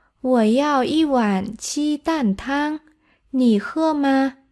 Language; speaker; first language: Chinese; non-native, fluent; Vietnamese